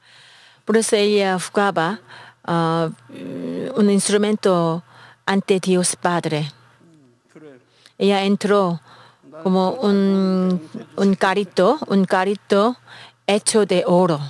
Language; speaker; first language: Spanish; non-native, fluent; Korean